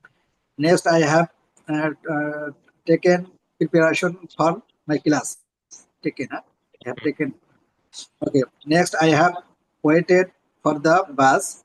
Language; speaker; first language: English; non-native, learner; Bangla